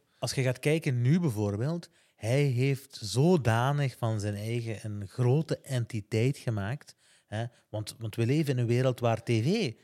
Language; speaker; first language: Dutch; native; Dutch